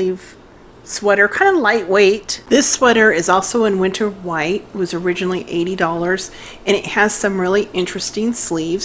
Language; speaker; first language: English; native; English